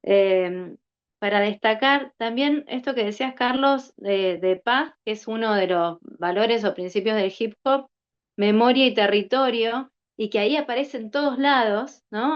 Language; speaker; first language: Spanish; native; Spanish